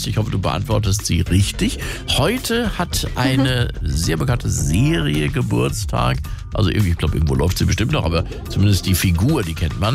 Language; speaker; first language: German; native; German